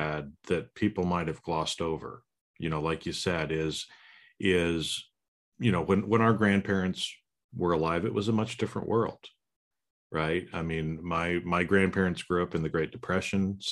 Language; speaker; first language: English; native; English